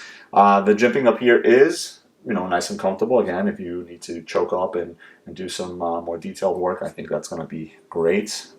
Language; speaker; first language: English; native; English